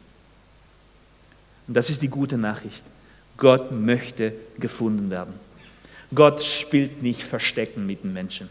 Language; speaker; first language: German; non-native, fluent; Spanish